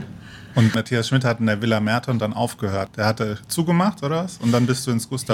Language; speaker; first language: German; native; German